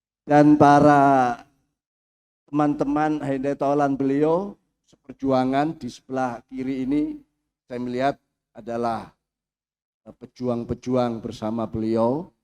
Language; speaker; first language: Indonesian; native; Indonesian